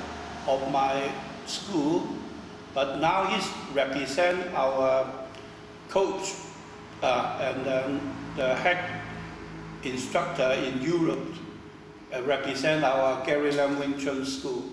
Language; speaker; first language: English; non-native, learner; Chinese